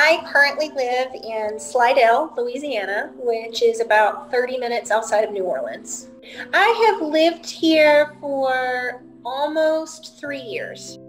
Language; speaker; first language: English; native; English